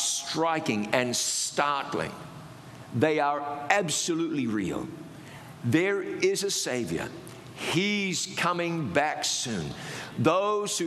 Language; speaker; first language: English; native; English